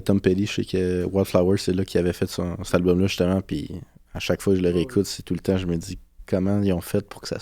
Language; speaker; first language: French; native; French